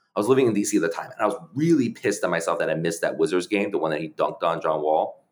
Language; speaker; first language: English; early bilingual, other home language; Chinese